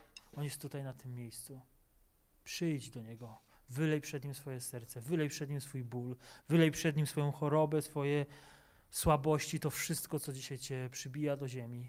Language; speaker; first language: Polish; native; Polish